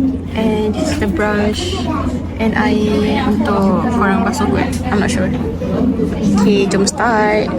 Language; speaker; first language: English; non-native, local second language; Malay